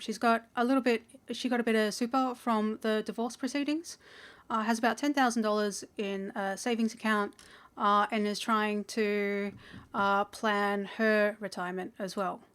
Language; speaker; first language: English; native; English